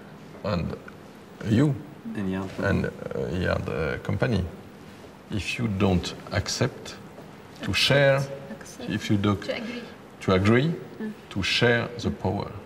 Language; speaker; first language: English; non-native, learner; French